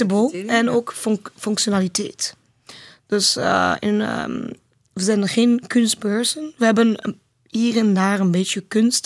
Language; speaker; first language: Dutch; non-native, learner; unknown